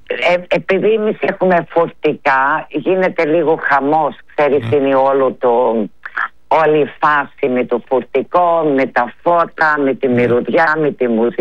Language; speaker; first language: Greek; early bilingual, heritage; Greek